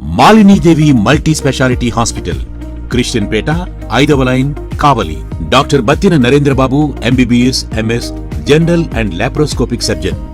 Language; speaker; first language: Telugu; native; Telugu